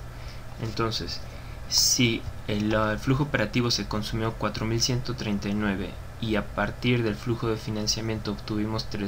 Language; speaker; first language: Spanish; native; Spanish